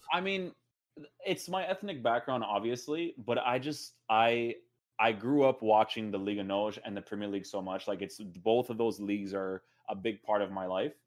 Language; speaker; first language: English; native; English